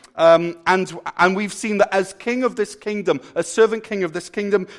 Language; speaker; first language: English; native; English